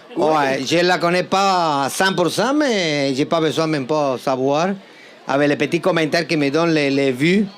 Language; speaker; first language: French; non-native, fluent; Spanish